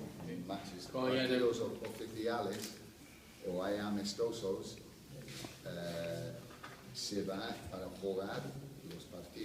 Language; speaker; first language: Spanish; non-native, fluent; English